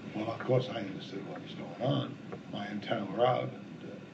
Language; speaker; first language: English; native; English